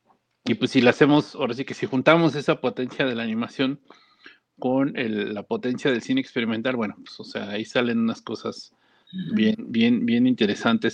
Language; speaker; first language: Spanish; native; Spanish